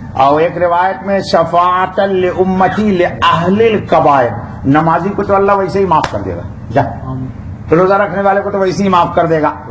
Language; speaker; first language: Urdu; native; Urdu